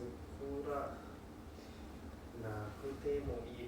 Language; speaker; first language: Japanese; non-native, learner; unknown